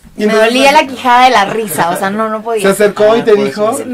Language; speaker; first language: Spanish; native; Spanish